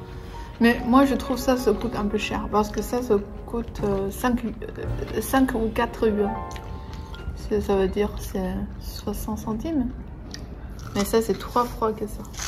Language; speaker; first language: French; non-native, learner; Chinese